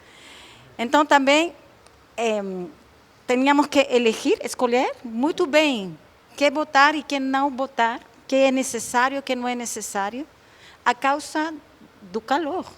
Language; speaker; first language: Portuguese; non-native, fluent; Spanish